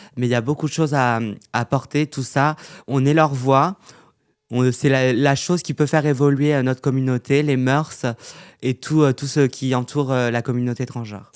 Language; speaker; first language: French; native; French